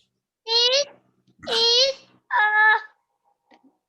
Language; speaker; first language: English; non-native, learner; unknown